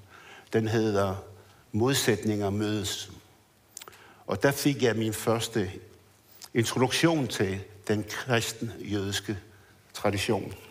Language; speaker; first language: Danish; early bilingual, other home language; Arabic